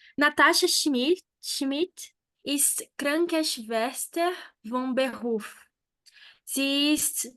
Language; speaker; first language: German; non-native, learner; Portuguese